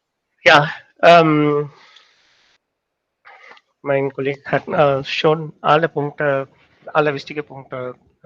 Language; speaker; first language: German; non-native, learner; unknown